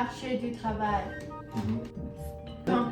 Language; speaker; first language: French; non-native, learner; English